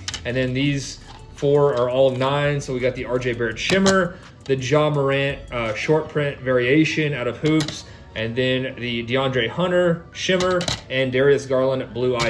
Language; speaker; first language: English; native; English